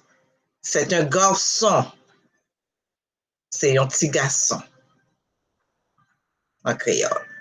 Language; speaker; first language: French; non-native, local second language; Haitian Creole